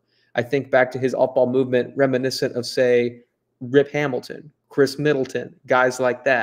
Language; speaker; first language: English; native; English